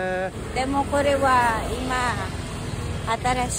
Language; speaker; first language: Japanese; non-native, learner; Filipino